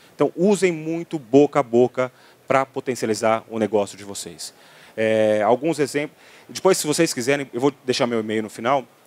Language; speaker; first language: Portuguese; native; Portuguese